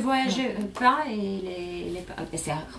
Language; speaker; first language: French; non-native, learner; Russian